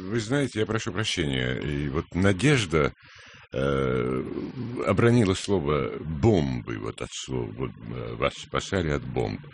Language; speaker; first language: Russian; native; Russian